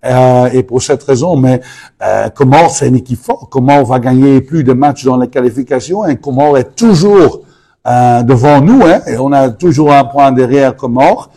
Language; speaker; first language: French; non-native, fluent; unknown